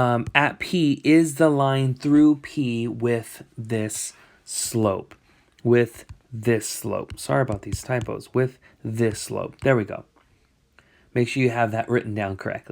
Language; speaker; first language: English; native; English